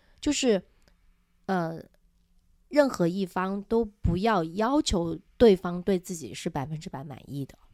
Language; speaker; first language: Chinese; non-native, local second language; Min Nan Chinese